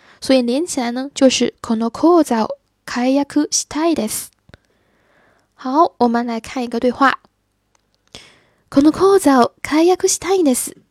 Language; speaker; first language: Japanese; non-native, fluent; Chinese